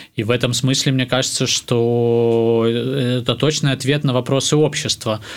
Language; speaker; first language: Russian; native; Russian